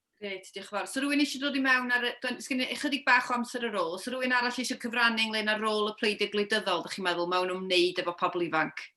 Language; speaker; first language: Welsh; native; Welsh